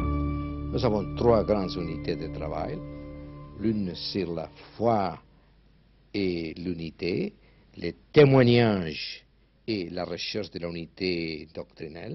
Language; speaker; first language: French; non-native, fluent; Spanish